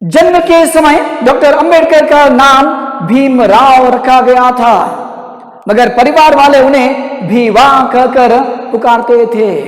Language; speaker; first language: Hindi; non-native, local second language; Kannada